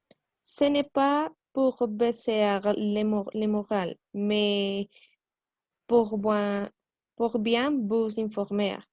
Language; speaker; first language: French; non-native, learner; Spanish